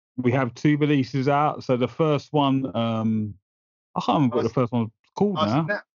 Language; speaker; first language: English; native; English